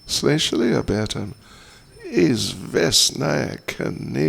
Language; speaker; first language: Russian; non-native, learner; English